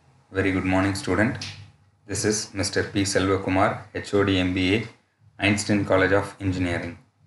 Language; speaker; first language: English; non-native, local second language; Tamil